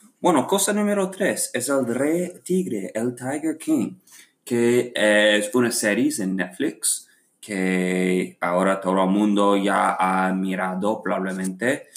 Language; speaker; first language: Spanish; non-native, learner; English